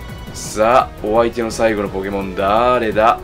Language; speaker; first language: Japanese; native; Japanese